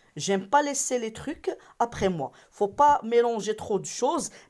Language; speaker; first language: French; non-native, local second language; Arabic